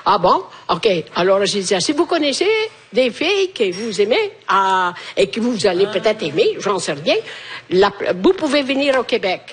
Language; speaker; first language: French; native; French